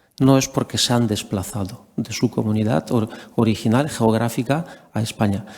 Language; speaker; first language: Spanish; non-native, fluent; Polish